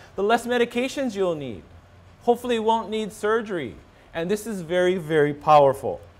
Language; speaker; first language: English; native; English